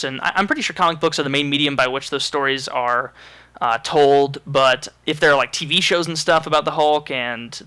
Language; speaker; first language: English; native; English